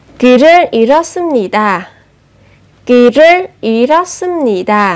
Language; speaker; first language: Korean; non-native, fluent; Vietnamese